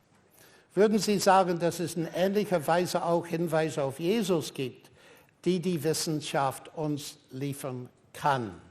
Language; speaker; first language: German; non-native, fluent; English